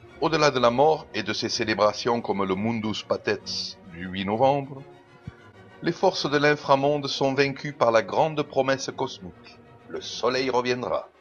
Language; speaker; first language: French; native; French